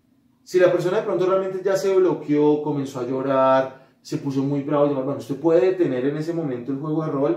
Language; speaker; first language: Spanish; native; Spanish